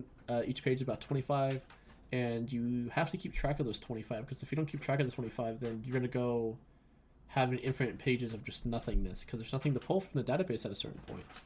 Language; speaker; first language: English; native; English